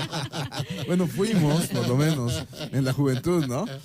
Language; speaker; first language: Spanish; native; Spanish